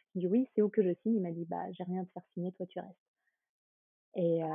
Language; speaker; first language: French; early bilingual, other home language; Ukrainian